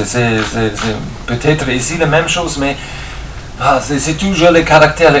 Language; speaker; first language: French; non-native, fluent; German